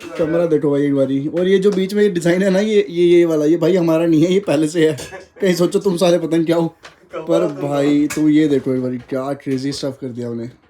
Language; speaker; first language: Hindi; native; Hindi